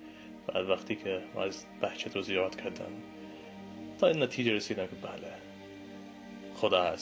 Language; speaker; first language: Persian; non-native, fluent; English